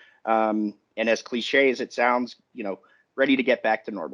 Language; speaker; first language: English; native; English